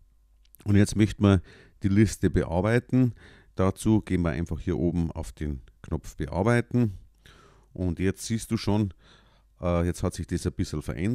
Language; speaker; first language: German; native; German